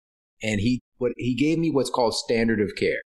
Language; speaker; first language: English; native; English